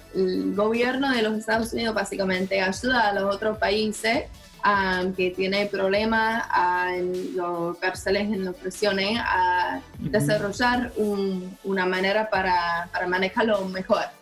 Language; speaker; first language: Spanish; non-native, learner; English